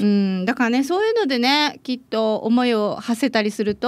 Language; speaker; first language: Japanese; native; Japanese